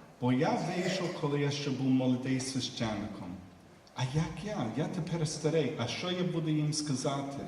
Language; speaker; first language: Ukrainian; early bilingual, heritage; Ukrainian